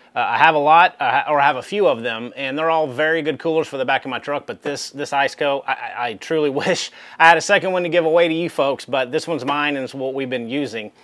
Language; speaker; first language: English; native; English